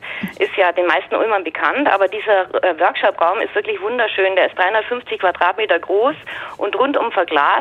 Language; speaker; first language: German; native; German